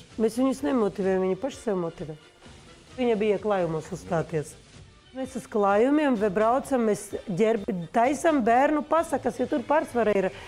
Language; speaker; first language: Latvian; non-native, local second language; Russian